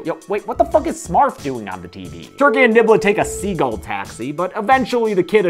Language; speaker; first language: English; native; English